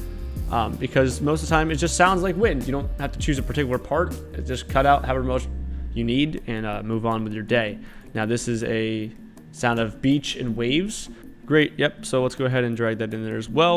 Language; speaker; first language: English; native; English